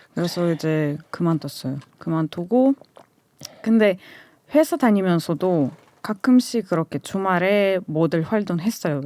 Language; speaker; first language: Korean; non-native, fluent; Russian